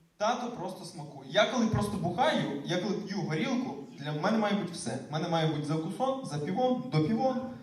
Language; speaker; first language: Ukrainian; native; Ukrainian